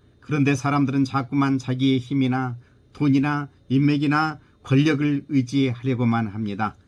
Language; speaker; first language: Korean; native; Korean